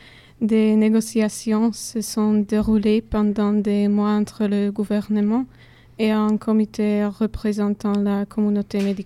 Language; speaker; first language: French; non-native, fluent; Slovak